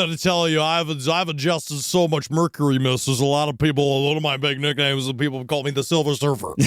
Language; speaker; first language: English; native; English